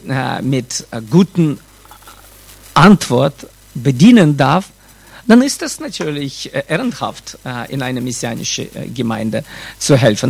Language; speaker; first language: German; non-native, fluent; Russian